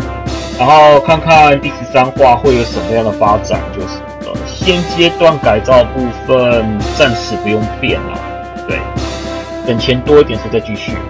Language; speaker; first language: Chinese; native; Chinese